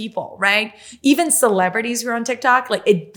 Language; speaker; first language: English; non-native, fluent; French